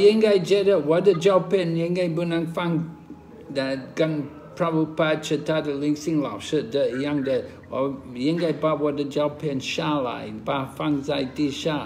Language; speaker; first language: Chinese; non-native, learner; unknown